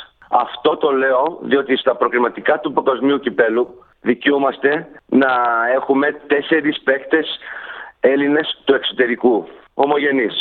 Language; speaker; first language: Greek; early bilingual, heritage; Greek